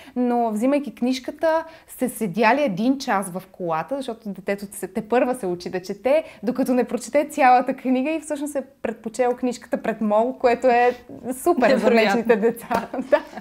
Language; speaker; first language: Bulgarian; native; Bulgarian